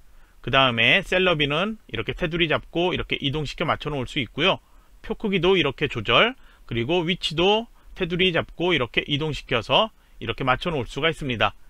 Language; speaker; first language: Korean; native; Korean